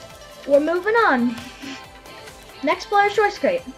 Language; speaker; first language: English; native; English